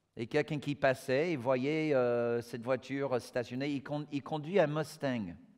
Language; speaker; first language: French; non-native, fluent; English